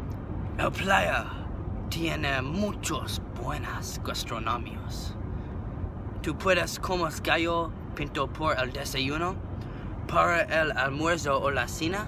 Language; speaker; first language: Spanish; non-native, learner; English